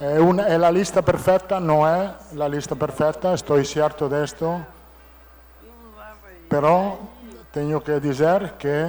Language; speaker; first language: Portuguese; non-native, learner; Italian